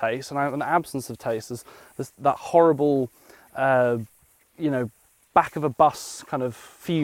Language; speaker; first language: English; native; English